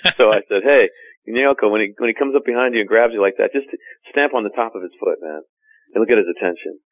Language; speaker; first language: English; native; English